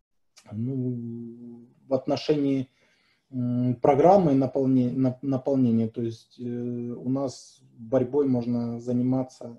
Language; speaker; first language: Russian; native; Russian